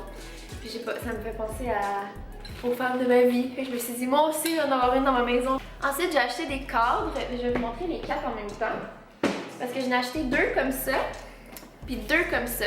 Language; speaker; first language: French; native; French